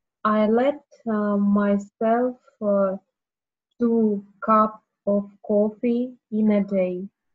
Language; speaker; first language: English; non-native, learner; Russian